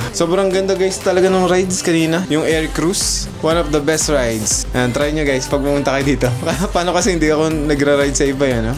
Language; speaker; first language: Filipino; native; Filipino